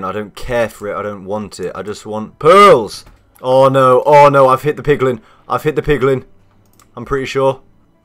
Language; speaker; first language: English; native; English